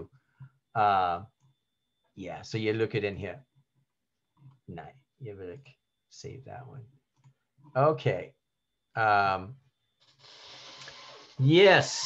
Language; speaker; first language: Danish; non-native, learner; English